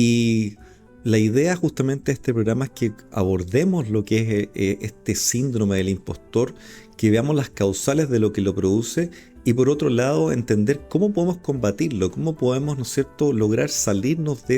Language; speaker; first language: Spanish; native; Spanish